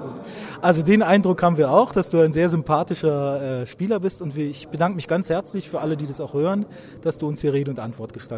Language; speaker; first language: German; native; German